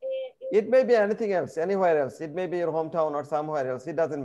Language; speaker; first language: English; non-native, fluent; Bangla